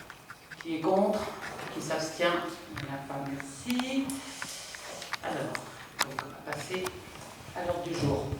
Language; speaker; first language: French; native; French